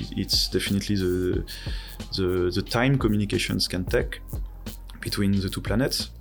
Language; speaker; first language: English; non-native, fluent; French